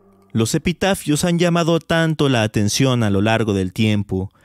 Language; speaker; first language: Spanish; native; Spanish